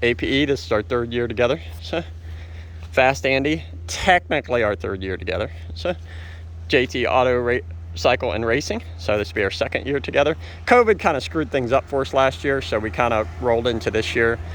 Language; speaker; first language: English; native; English